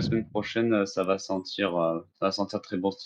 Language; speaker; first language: French; native; French